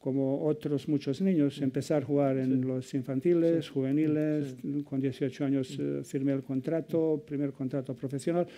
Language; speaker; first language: Spanish; non-native, fluent; Bosnian